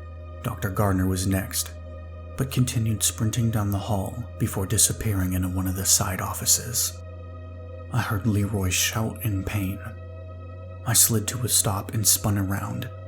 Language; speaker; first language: English; native; English